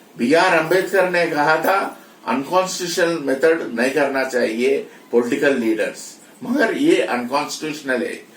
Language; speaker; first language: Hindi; non-native, local second language; Telugu